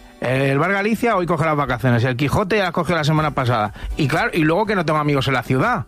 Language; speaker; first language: Spanish; native; Spanish